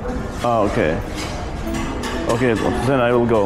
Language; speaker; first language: English; non-native, learner; Georgian